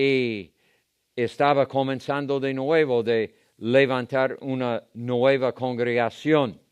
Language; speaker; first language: Spanish; non-native, fluent; English